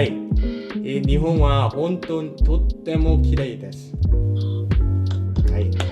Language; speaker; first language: Japanese; non-native, learner; Korean